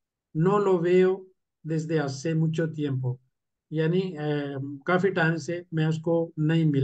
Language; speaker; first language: Spanish; non-native, fluent; Urdu